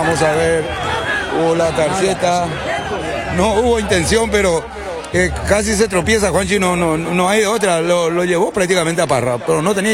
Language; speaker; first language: Spanish; native; Spanish